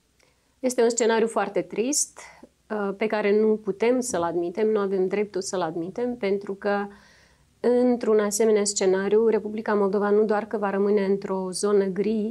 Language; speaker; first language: Romanian; native; Romanian